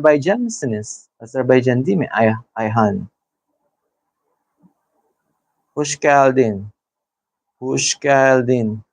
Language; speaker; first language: Turkish; non-native, learner; Filipino